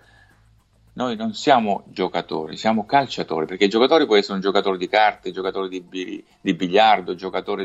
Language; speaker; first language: Italian; native; Italian